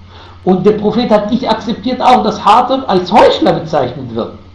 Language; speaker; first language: German; non-native, fluent; Arabic